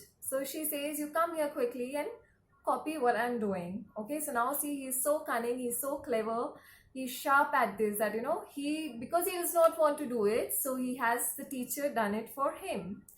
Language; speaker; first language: English; non-native, local second language; Hindi